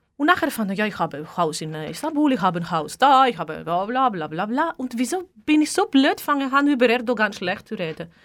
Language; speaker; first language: German; non-native, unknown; Greek